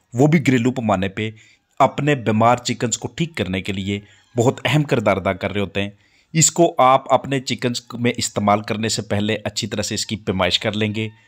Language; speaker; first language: Urdu; non-native, local second language; Punjabi